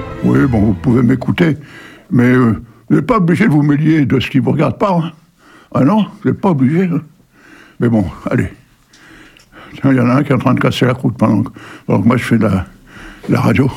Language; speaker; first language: French; native; French